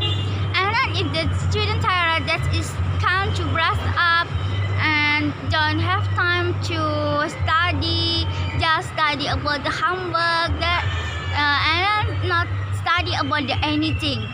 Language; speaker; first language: English; non-native, learner; Indonesian